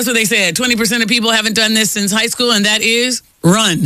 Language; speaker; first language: English; native; English